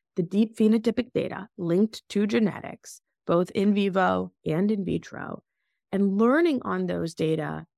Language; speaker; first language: English; early bilingual, other home language; Russian